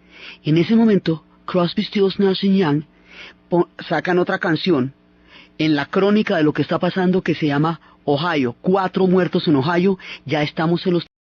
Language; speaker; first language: Spanish; native; Spanish